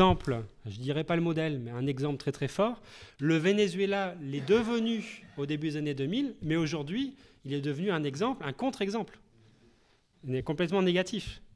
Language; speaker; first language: French; native; French